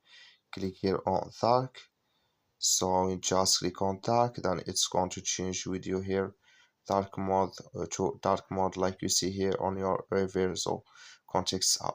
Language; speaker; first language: English; non-native, fluent; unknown